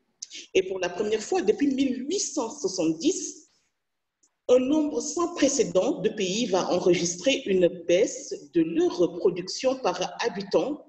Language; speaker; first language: French; non-native, local second language; Wolof